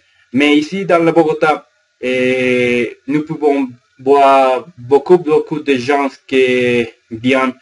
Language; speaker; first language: French; non-native, learner; Spanish